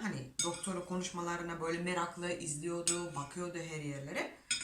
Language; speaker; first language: Turkish; non-native, fluent; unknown